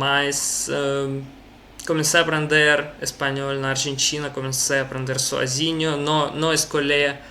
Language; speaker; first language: Portuguese; non-native, learner; Russian